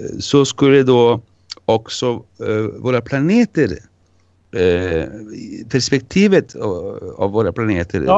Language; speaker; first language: Swedish; non-native, fluent; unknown